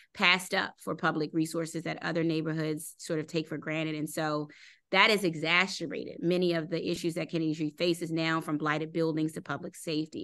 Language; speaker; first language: English; native; English